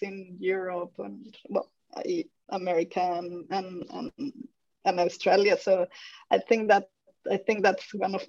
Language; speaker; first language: English; non-native, fluent; Spanish